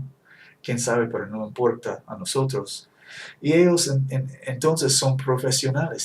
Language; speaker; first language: Spanish; non-native, fluent; English